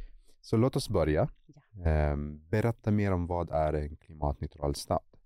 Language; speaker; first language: Swedish; non-native, fluent; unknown